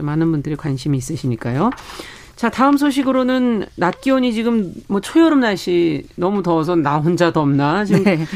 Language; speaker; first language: Korean; native; Korean